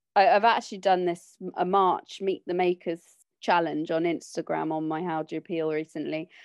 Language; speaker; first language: English; native; English